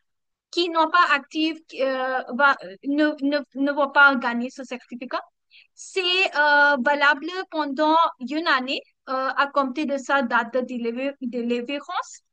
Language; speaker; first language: French; non-native, learner; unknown